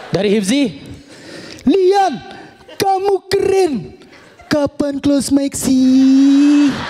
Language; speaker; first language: Indonesian; native; Indonesian